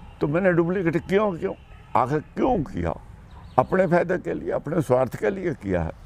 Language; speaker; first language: Hindi; non-native, local second language; Punjabi